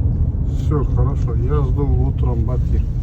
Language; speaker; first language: Russian; non-native, local second language; Kyrgyz